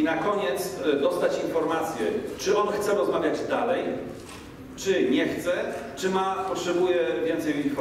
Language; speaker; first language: Russian; non-native, learner; Polish